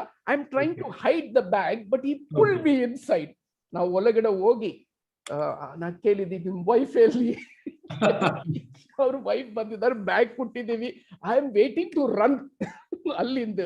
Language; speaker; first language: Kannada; non-native, local second language; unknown